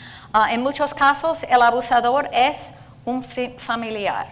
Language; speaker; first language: Spanish; non-native, fluent; English